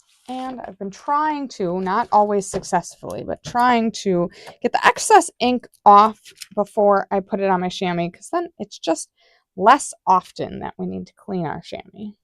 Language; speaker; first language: English; native; English